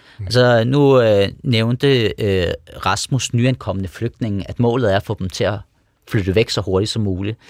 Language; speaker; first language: Danish; early bilingual, other home language; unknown